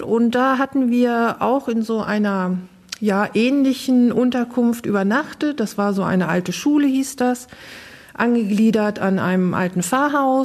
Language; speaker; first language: German; native; German